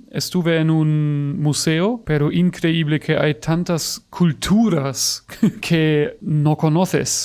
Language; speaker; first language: Spanish; non-native, fluent; German